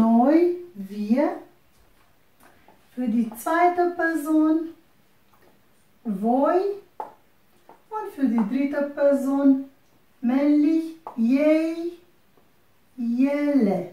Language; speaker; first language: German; non-native, fluent; Romanian